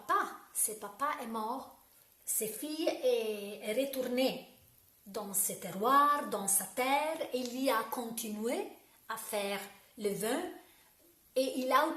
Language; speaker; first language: French; non-native, learner; Italian